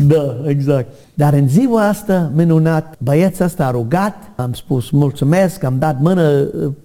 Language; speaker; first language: Romanian; non-native, learner; English